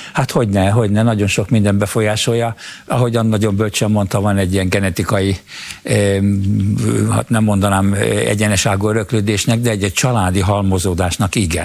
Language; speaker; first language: Hungarian; native; Hungarian